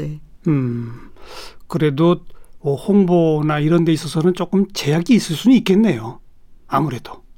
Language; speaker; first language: Korean; native; Korean